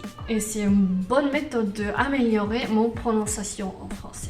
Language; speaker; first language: French; non-native, learner; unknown